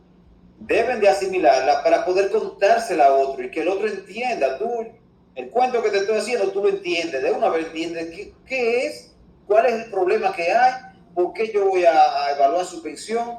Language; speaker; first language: Spanish; native; Spanish